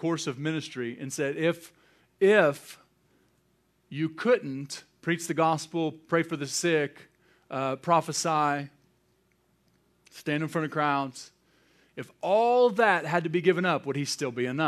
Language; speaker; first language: English; native; English